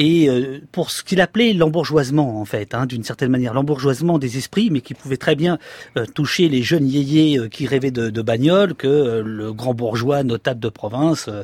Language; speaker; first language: French; native; French